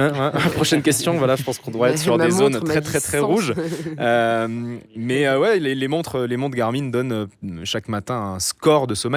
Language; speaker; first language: French; native; French